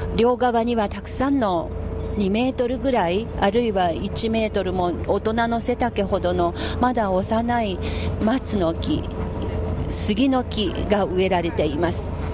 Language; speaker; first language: Japanese; non-native, fluent; Chinese